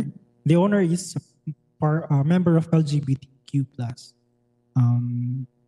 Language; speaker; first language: English; non-native, local second language; Filipino